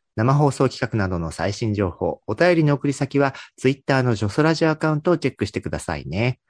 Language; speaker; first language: Japanese; native; Japanese